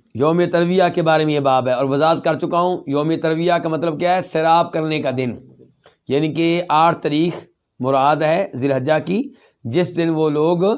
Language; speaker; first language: Urdu; native; Urdu